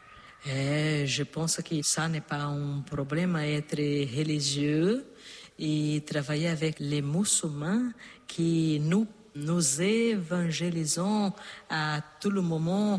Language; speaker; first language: French; non-native, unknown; Portuguese